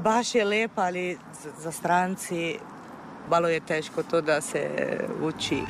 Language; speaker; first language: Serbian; non-native, fluent; Italian